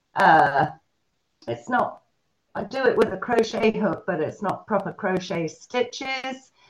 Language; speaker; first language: English; native; English